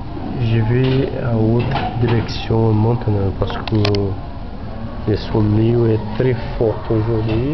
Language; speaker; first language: French; non-native, learner; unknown